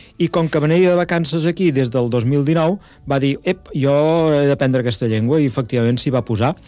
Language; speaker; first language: Catalan; native; Catalan